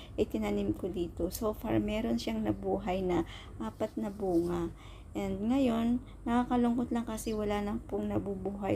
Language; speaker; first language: Filipino; non-native, local second language; Iloko